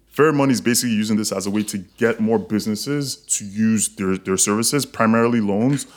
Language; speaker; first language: English; non-native, local second language; Yoruba